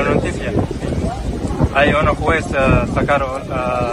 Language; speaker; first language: Spanish; non-native, learner; Arabic